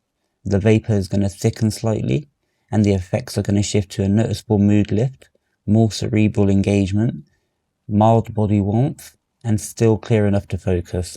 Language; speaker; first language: English; native; English